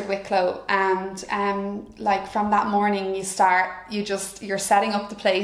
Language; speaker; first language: English; native; English